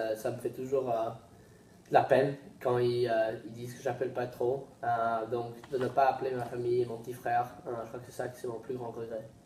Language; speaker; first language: French; early bilingual, heritage; Swedish